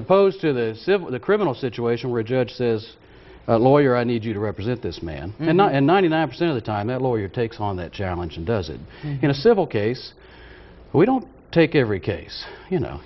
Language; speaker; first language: English; native; English